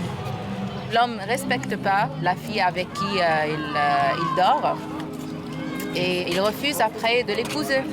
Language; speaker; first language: French; non-native, fluent; Arabic